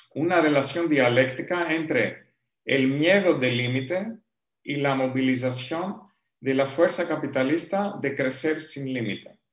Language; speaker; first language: Spanish; non-native, fluent; Greek